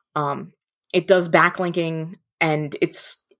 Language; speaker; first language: English; native; English